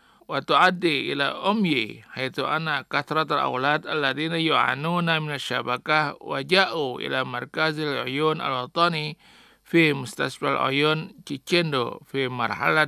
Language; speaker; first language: Arabic; non-native, fluent; Indonesian